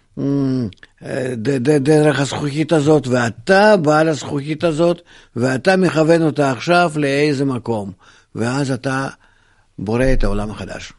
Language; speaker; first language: Hebrew; non-native, fluent; Russian